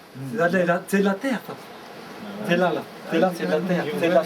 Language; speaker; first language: French; native; French